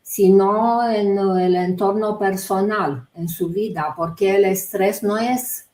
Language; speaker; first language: Spanish; non-native, fluent; Romanian